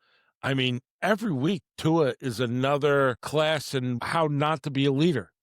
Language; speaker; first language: English; native; English